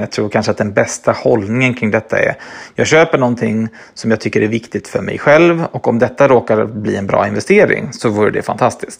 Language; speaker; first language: Swedish; native; Swedish